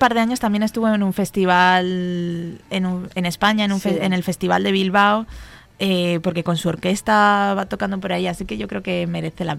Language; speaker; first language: Spanish; native; Spanish